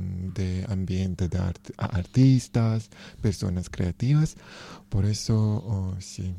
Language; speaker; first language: Spanish; non-native, learner; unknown